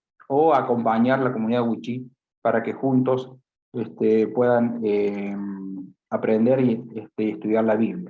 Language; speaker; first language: Spanish; native; Spanish